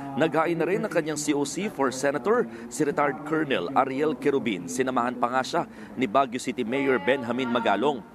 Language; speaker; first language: Filipino; native; Filipino